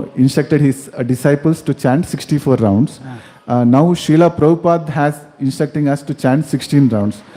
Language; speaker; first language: English; non-native, local second language; Kannada